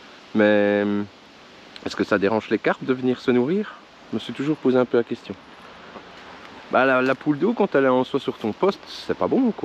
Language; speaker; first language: French; native; French